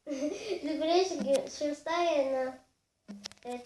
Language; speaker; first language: Bulgarian; native; Bulgarian